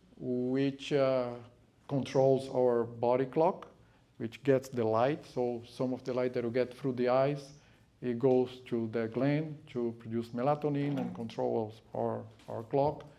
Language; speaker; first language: English; non-native, fluent; Portuguese